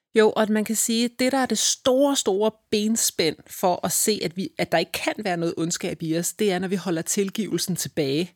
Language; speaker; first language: Danish; native; Danish